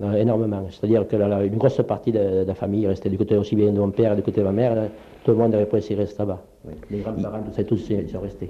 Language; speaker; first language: French; early bilingual, other home language; Polish